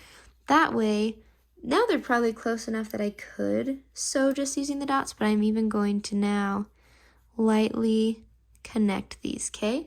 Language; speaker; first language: English; native; English